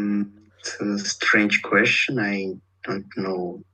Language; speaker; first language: English; non-native, learner; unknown